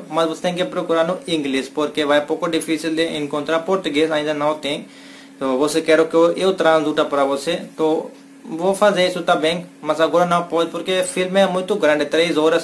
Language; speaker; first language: Portuguese; non-native, learner; Hindi